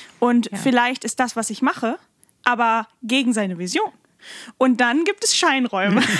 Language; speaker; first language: German; native; German